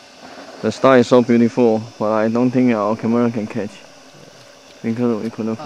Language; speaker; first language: English; non-native, fluent; Chinese